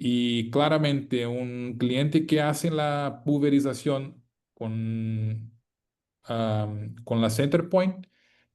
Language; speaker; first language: Spanish; non-native, fluent; Portuguese